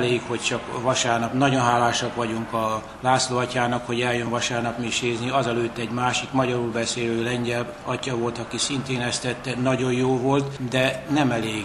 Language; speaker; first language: Hungarian; native; Hungarian